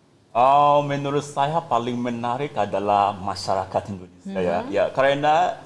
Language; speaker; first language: Indonesian; non-native, fluent; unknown